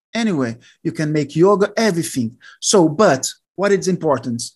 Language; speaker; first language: English; non-native, learner; Portuguese